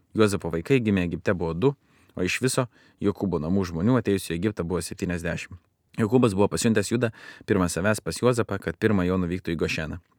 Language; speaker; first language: Lithuanian; native; Lithuanian